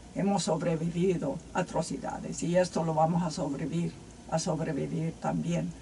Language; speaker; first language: Spanish; native; Spanish